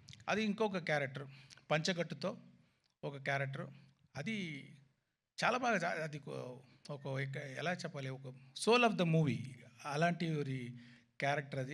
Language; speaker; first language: Telugu; non-native, fluent; Tamil